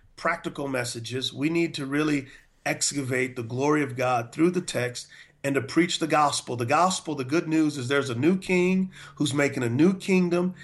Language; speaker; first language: English; native; English